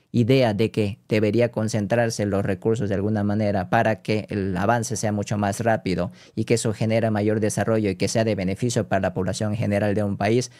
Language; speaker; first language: Spanish; non-native, fluent; Korean